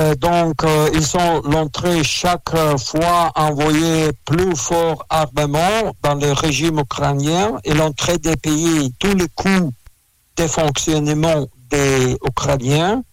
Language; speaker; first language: French; non-native, learner; Russian